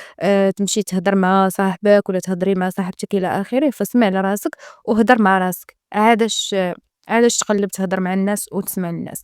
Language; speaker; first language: Arabic; native; Arabic